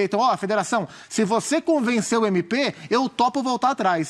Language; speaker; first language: Portuguese; native; Portuguese